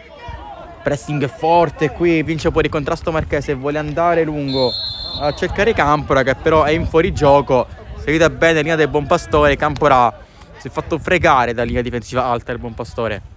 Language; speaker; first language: Italian; native; Italian